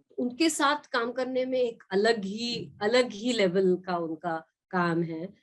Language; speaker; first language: Hindi; non-native, local second language; Marathi